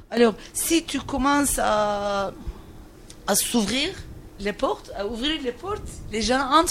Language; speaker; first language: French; non-native, fluent; Turkish